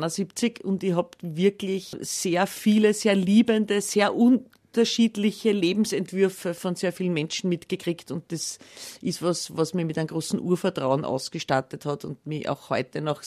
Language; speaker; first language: German; native; German